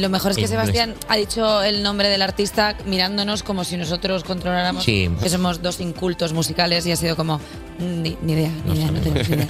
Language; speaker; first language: Spanish; native; Spanish